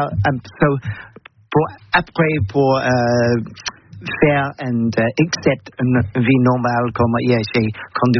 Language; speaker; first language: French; non-native, learner; English